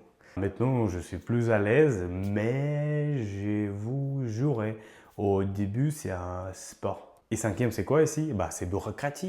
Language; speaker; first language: French; non-native, learner; Ukrainian